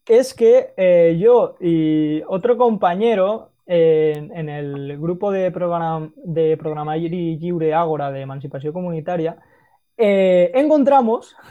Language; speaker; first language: Spanish; non-native, local second language; Catalan